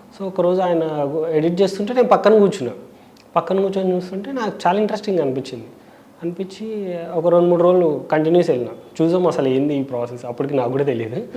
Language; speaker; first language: Telugu; native; Telugu